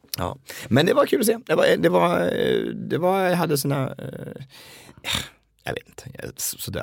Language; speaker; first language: Swedish; native; Swedish